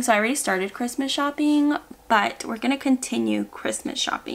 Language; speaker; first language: English; native; English